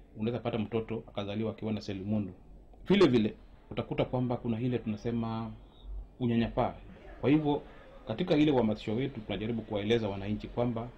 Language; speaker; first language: Swahili; native; Swahili